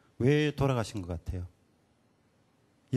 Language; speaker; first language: Korean; native; Korean